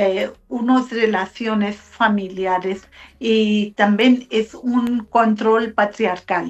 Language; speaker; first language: Spanish; non-native, learner; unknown